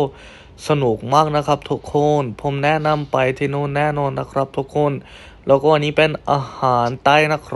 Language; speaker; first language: Thai; non-native, fluent; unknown